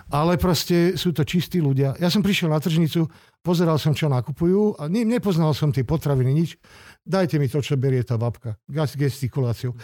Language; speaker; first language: Slovak; non-native, local second language; Hungarian